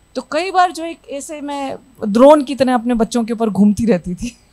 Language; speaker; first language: Hindi; native; Hindi